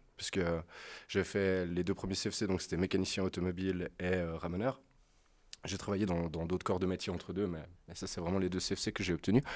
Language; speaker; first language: French; native; French